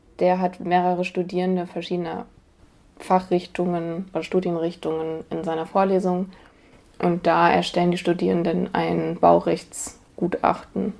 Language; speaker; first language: German; native; German